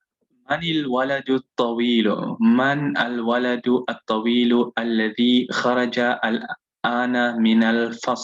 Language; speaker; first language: Arabic; non-native, fluent; English